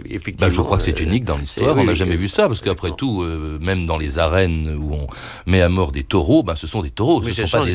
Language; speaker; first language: French; native; French